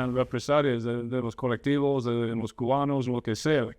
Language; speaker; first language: Spanish; non-native, fluent; English